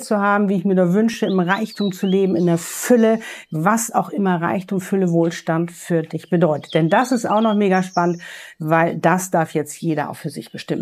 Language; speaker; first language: German; native; German